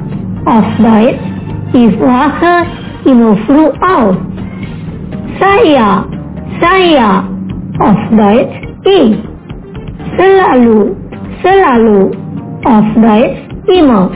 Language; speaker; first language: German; non-native, fluent; Indonesian